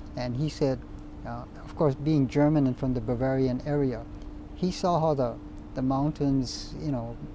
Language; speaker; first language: English; native; English